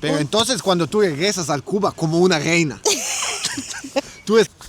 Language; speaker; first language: Spanish; non-native, learner; Serbian